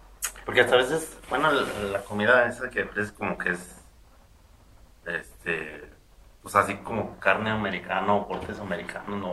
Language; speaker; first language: Spanish; native; Spanish